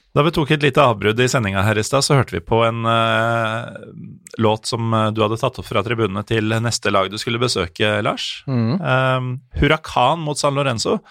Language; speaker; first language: Norwegian; native; Norwegian